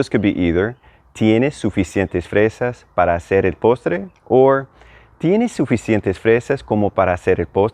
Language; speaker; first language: Spanish; non-native, fluent; English